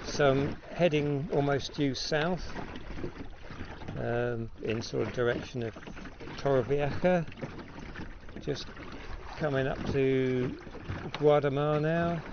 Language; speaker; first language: English; native; English